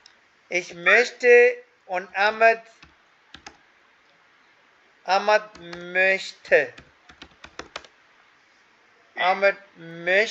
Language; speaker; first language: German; non-native, fluent; Hindi